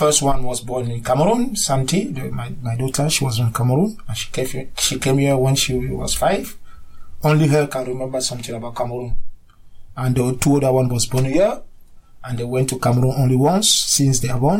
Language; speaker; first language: English; non-native, learner; French